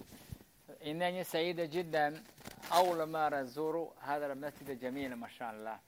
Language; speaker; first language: Arabic; non-native, learner; Chinese